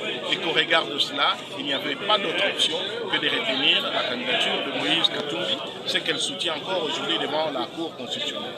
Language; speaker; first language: French; non-native, local second language; Lingala